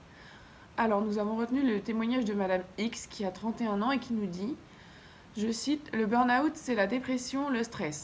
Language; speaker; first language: French; native; French